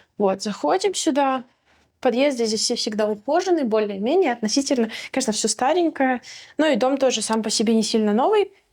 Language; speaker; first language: Russian; native; Russian